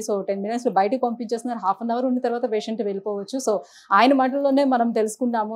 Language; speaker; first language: Telugu; native; Telugu